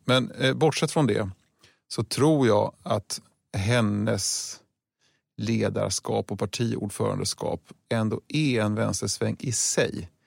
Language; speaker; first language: Swedish; native; Swedish